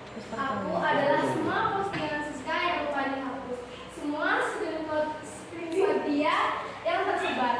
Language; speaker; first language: Indonesian; native; Indonesian